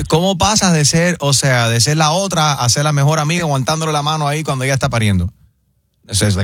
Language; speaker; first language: Spanish; native; Spanish